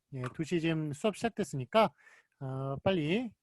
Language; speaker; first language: Korean; native; Korean